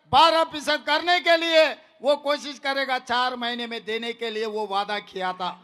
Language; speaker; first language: Hindi; non-native, local second language; Telugu